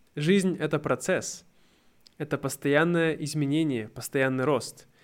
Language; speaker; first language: Russian; native; Russian